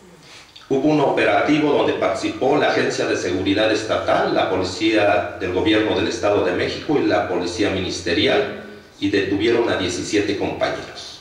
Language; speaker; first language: Spanish; native; Spanish